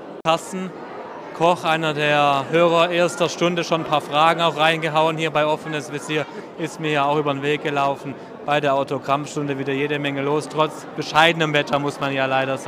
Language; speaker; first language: German; native; German